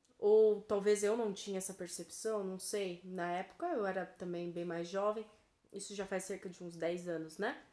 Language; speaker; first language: Portuguese; native; Portuguese